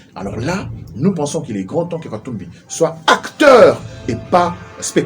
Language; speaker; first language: French; non-native, local second language; Lingala